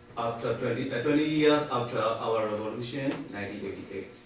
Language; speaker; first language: English; non-native, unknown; Burmese